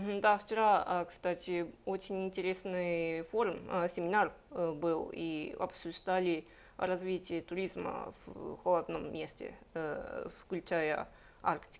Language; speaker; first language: Russian; non-native, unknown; Japanese